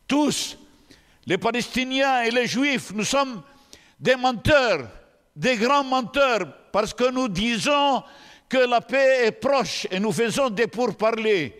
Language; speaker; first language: French; non-native, fluent; Arabic